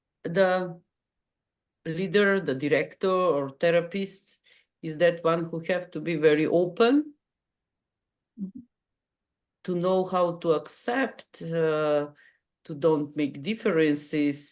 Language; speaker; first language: English; non-native, fluent; Macedonian